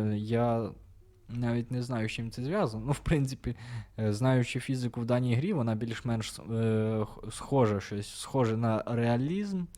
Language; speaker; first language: Ukrainian; non-native, local second language; Russian